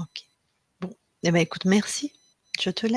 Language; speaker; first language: French; native; French